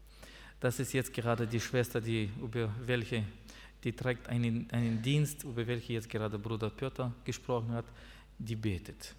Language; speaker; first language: German; non-native, learner; Russian